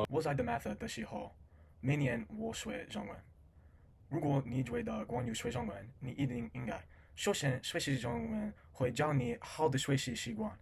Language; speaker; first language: Chinese; non-native, learner; English